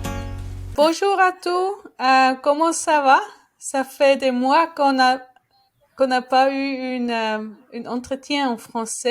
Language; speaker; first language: French; non-native, learner; Spanish